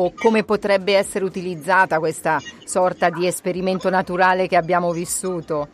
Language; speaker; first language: Italian; native; Italian